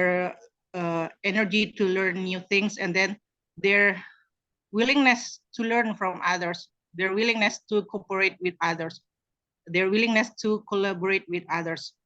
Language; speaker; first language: English; non-native, fluent; Indonesian